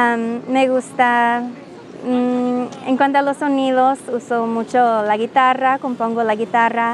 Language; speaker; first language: Spanish; non-native, fluent; English